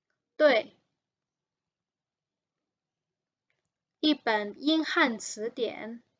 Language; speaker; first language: Chinese; non-native, fluent; Indonesian